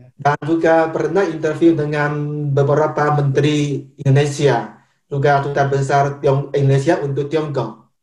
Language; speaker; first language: Indonesian; non-native, fluent; Chinese